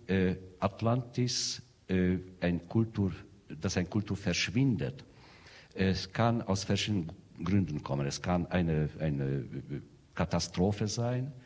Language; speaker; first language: German; non-native, fluent; Hungarian